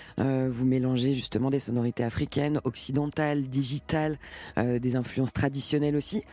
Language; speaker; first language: French; native; French